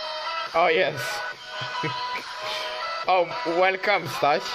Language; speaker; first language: English; non-native, fluent; Polish